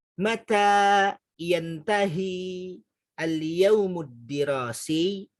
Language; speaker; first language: Arabic; non-native, fluent; Indonesian